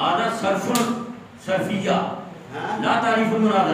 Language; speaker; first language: Arabic; non-native, learner; Urdu